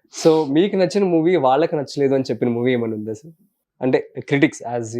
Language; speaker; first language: Telugu; native; Telugu